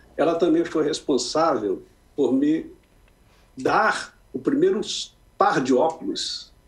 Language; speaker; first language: Portuguese; native; Portuguese